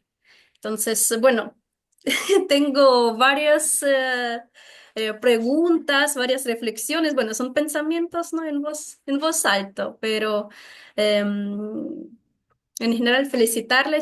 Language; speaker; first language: Spanish; non-native, fluent; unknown